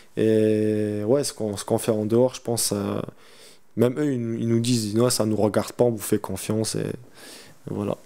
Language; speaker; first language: French; early bilingual, other home language; Chechen